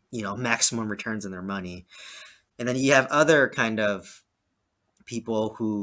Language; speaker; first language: English; native; English